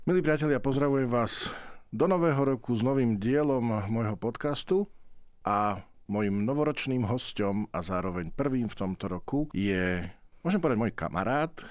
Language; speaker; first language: Slovak; native; Slovak